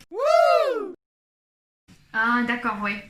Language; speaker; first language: French; non-native, local second language; Arabic